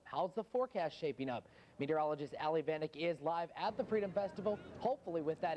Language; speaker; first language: English; native; English